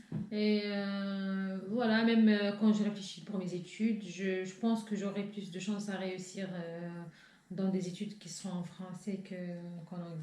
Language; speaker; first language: French; non-native, local second language; Arabic